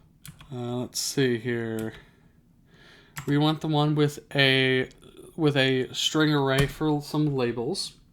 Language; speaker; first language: English; native; English